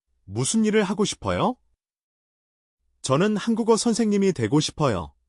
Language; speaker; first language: Korean; non-native, learner; Chinese